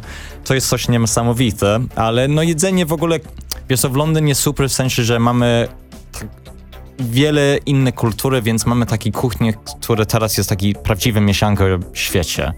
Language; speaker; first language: Polish; non-native, learner; English